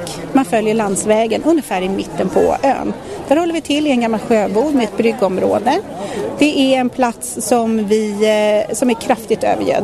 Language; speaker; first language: Swedish; native; Swedish